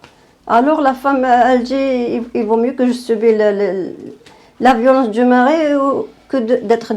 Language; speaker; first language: French; non-native, fluent; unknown